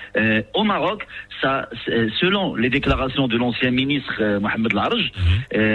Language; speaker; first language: French; non-native, local second language; Arabic